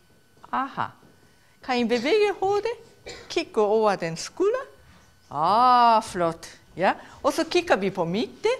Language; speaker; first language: Danish; non-native, fluent; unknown